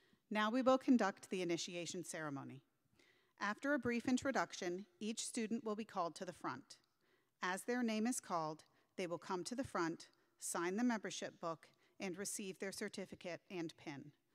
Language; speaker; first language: English; native; English